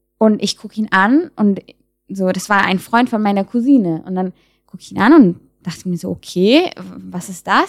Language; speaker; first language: German; native; German